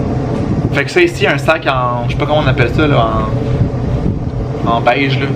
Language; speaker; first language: French; native; French